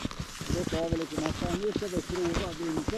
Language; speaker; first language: Swedish; native; Swedish